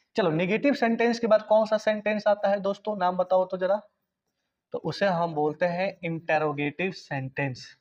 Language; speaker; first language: Hindi; native; Hindi